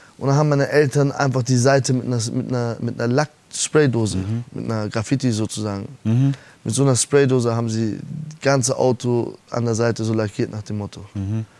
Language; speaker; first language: German; early bilingual, other home language; Persian